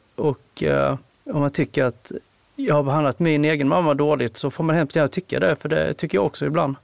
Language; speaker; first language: Swedish; native; Swedish